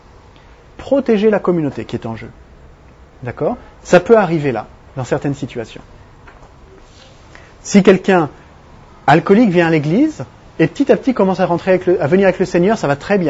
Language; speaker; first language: French; native; French